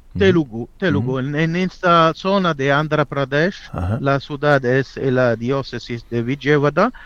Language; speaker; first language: Spanish; non-native, fluent; Italian